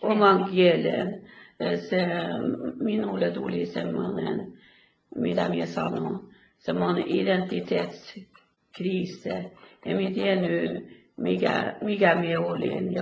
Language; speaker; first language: Finnish; early bilingual, heritage; Finnish